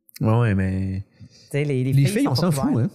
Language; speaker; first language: French; native; French